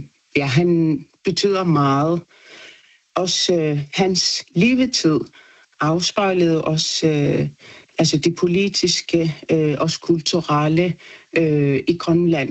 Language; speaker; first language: Danish; non-native, local second language; Kalaallisut